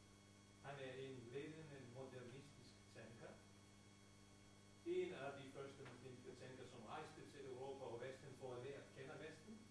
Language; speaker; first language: Danish; non-native, fluent; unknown